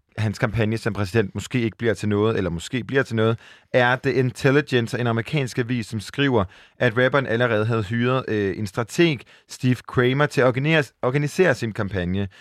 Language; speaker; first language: Danish; native; Danish